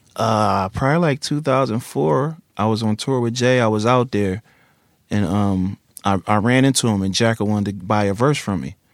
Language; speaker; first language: English; native; English